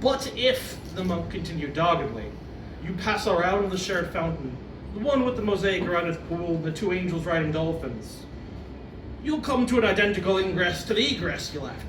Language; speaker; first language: English; native; English